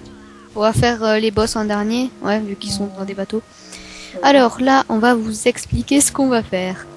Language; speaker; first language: French; native; French